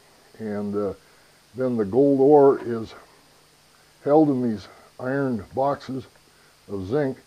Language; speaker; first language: English; native; English